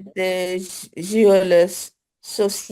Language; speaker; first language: French; non-native, learner; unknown